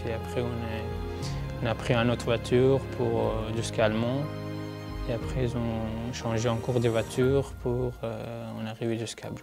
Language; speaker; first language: French; non-native, learner; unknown